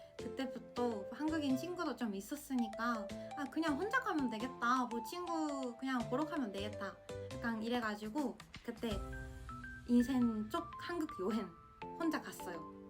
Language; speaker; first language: Korean; non-native, fluent; Japanese